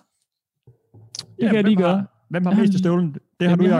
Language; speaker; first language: Danish; native; Danish